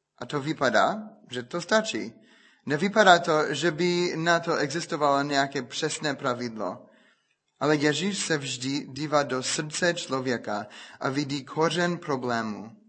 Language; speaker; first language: Czech; non-native, fluent; English